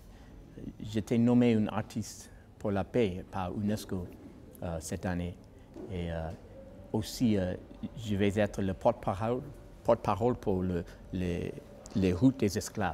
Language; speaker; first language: French; non-native, fluent; English